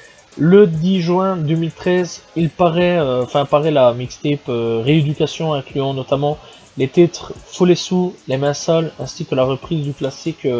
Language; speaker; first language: French; native; French